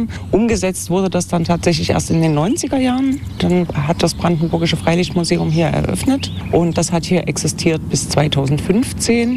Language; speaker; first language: German; native; German